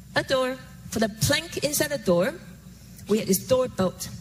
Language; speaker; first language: English; non-native, fluent; Chinese